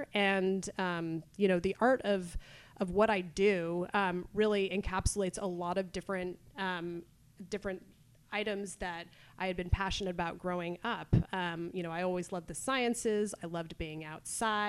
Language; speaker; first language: English; native; English